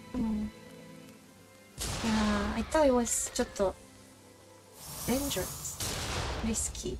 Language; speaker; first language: English; non-native, learner; Japanese